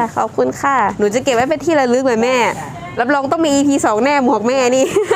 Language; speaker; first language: Thai; native; Thai